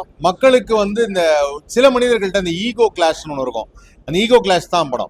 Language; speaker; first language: Tamil; native; Tamil